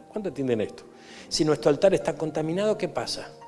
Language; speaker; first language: Spanish; native; Spanish